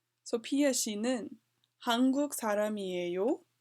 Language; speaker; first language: Korean; non-native, learner; English